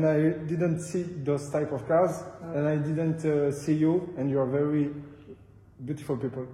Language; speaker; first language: English; non-native, learner; French